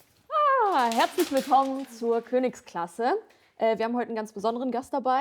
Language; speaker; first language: German; native; German